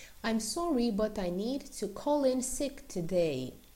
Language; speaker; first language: English; non-native, fluent; Romanian